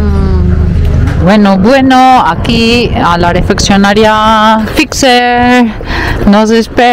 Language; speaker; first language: Spanish; non-native, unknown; Italian